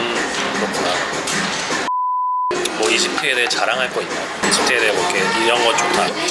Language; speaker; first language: Korean; native; Korean